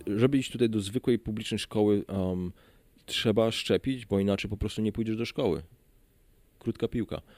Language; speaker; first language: Polish; early bilingual, heritage; Polish